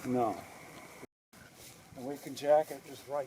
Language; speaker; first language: English; native; English